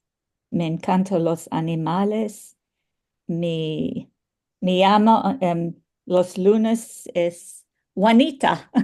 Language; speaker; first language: Spanish; non-native, learner; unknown